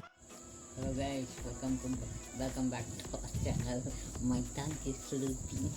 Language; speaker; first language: English; non-native, local second language; Tamil